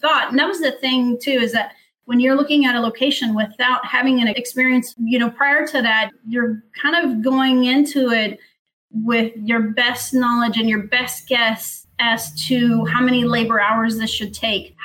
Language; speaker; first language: English; early bilingual, other home language; Spanish